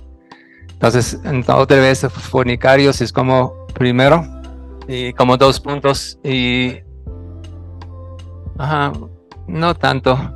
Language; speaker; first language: Spanish; non-native, fluent; English